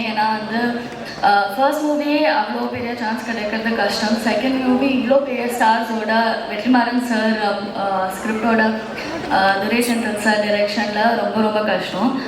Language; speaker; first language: Tamil; non-native, learner; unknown